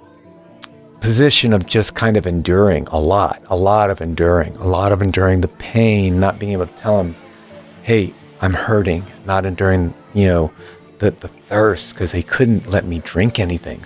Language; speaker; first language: English; native; English